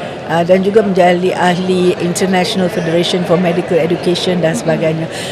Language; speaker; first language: Malay; native; Malay